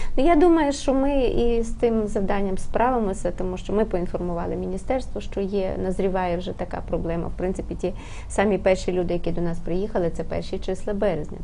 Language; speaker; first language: Ukrainian; native; Ukrainian